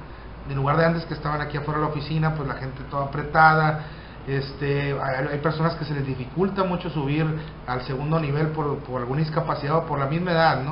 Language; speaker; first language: Spanish; native; Spanish